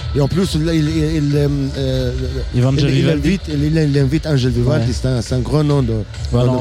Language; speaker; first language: French; non-native, local second language; Arabic